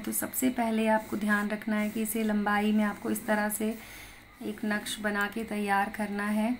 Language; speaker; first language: Hindi; native; Hindi